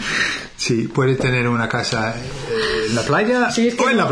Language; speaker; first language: Spanish; non-native, fluent; English